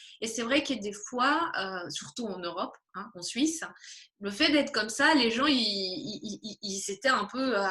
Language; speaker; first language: French; non-native, fluent; Spanish